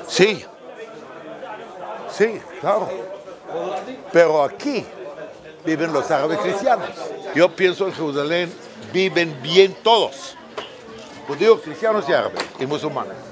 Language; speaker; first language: Spanish; non-native, fluent; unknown